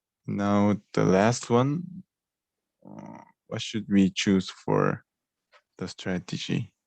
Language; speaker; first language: English; non-native, learner; Korean